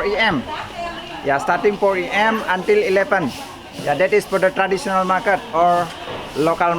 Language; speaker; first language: English; non-native, learner; Indonesian